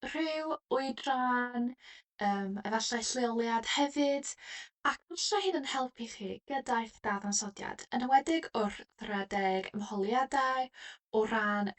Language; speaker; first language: Welsh; non-native, local second language; English